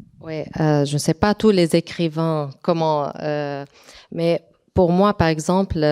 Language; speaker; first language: French; non-native, local second language; Arabic